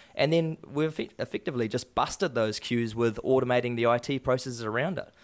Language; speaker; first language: English; native; English